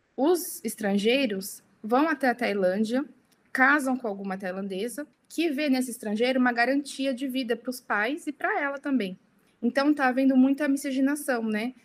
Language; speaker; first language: Portuguese; early bilingual, heritage; Portuguese